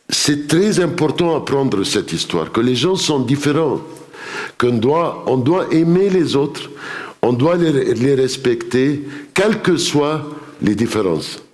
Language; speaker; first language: French; non-native, fluent; Arabic